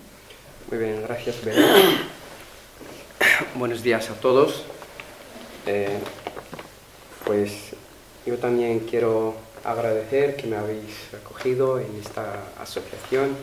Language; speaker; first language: Spanish; non-native, fluent; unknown